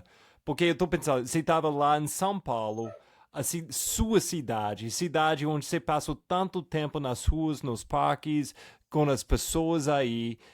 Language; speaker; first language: Portuguese; non-native, fluent; English